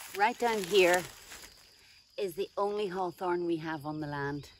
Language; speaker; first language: English; native; English